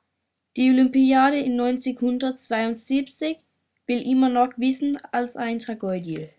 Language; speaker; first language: German; non-native, learner; Danish